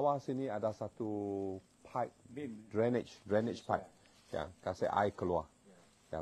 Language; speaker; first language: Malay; non-native, local second language; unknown